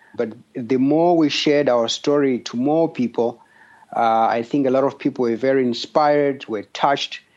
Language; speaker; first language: English; non-native, local second language; Shona